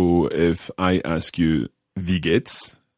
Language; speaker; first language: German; non-native, learner; English